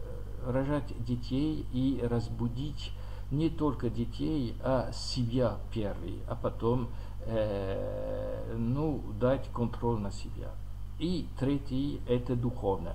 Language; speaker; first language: Russian; non-native, learner; French